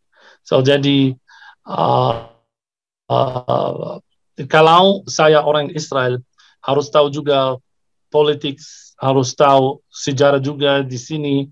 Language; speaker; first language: Indonesian; non-native, fluent; Arabic